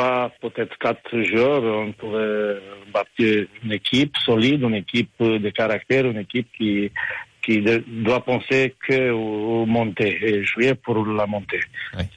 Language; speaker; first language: French; non-native, fluent; Romanian